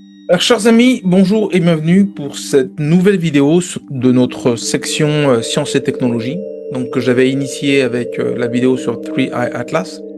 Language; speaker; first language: French; native; French